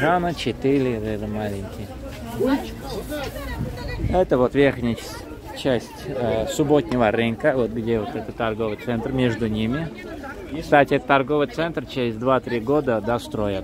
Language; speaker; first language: Russian; non-native, fluent; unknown